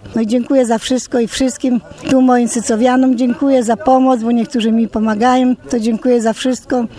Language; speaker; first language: Polish; native; Polish